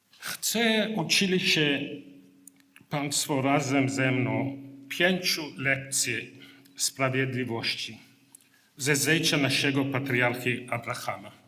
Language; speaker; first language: Polish; non-native, learner; English